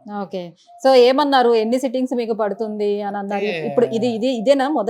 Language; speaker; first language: Telugu; native; Telugu